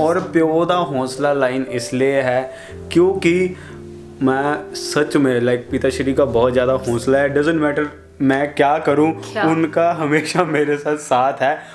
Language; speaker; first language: Hindi; non-native, local second language; Punjabi